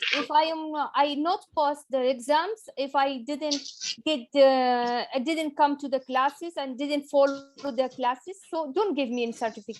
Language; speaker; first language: English; non-native, fluent; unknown